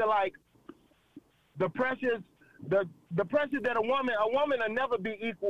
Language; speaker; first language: English; native; English